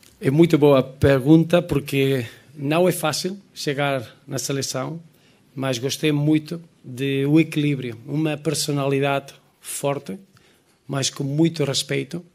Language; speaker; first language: Portuguese; non-native, fluent; Spanish